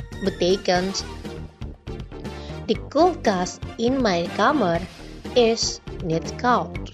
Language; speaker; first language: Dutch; non-native, learner; Indonesian